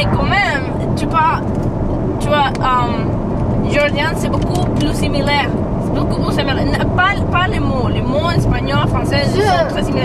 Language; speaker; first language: French; non-native, learner; Spanish